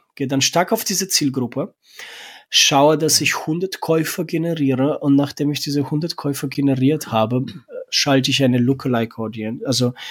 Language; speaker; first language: German; non-native, fluent; Romanian